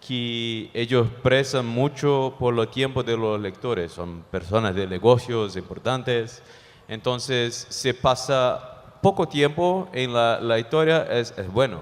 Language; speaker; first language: Spanish; non-native, fluent; Portuguese